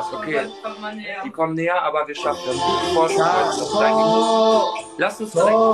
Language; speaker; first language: German; early bilingual, other home language; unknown